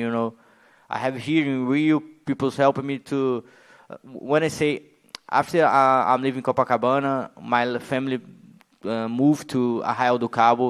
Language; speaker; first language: English; non-native, learner; Portuguese